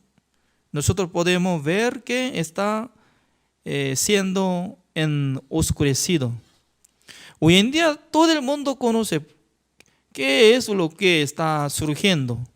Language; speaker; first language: Spanish; non-native, fluent; Korean